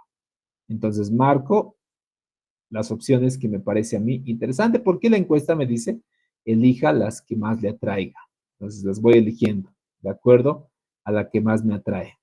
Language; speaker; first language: Spanish; native; Spanish